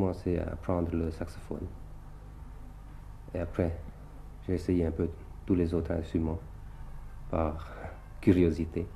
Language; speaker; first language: French; early bilingual, other home language; Thai